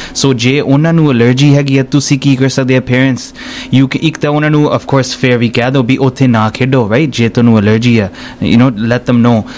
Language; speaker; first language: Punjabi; early bilingual, heritage; Punjabi